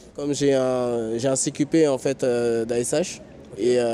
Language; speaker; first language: French; native; French